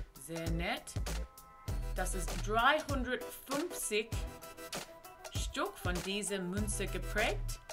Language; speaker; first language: German; non-native, learner; English